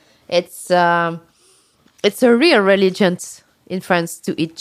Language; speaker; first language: English; non-native, fluent; French